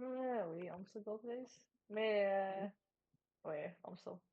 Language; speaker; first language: French; non-native, learner; Dutch